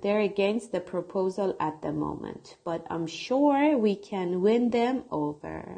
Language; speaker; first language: English; non-native, fluent; Persian